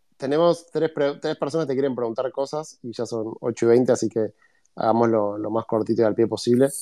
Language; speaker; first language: Spanish; native; Spanish